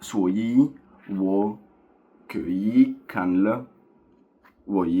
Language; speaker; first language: Chinese; non-native, learner; French